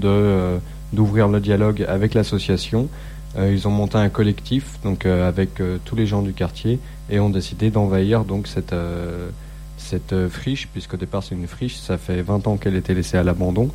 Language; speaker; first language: French; native; French